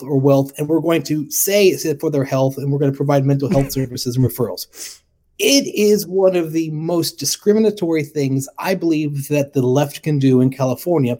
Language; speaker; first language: English; native; English